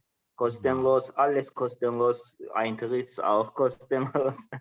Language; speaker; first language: German; non-native, learner; Azerbaijani